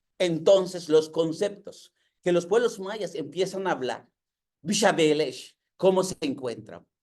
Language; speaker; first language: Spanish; non-native, local second language; Yucateco